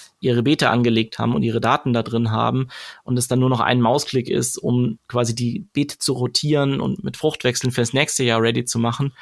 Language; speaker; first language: German; native; German